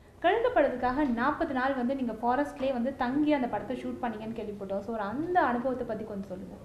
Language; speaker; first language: Tamil; native; Tamil